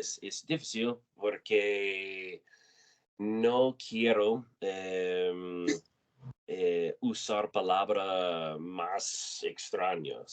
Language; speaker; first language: Spanish; non-native, learner; English